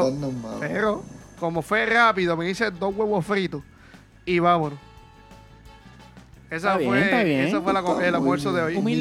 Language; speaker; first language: Spanish; native; Spanish